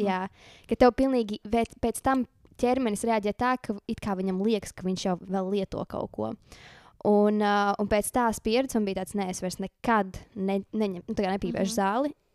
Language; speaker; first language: Latvian; native; Latvian